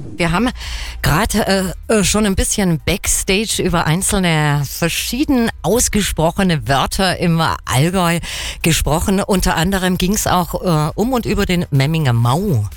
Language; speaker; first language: German; native; German